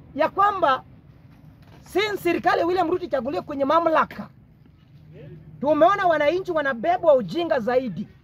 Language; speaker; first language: Swahili; non-native, local second language; Luo (Kenya and Tanzania)